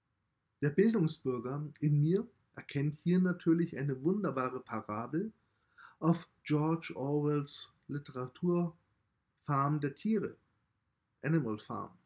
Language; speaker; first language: German; native; German